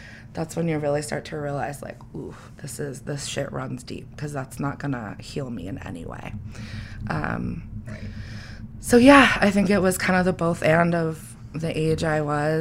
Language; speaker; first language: English; native; English